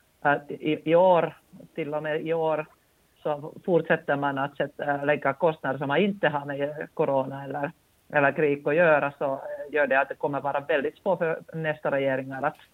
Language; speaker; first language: Swedish; non-native, local second language; Finnish